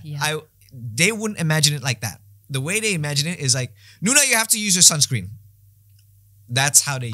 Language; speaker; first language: English; non-native, fluent; Indonesian